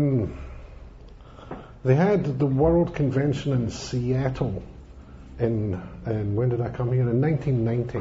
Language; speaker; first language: English; native; English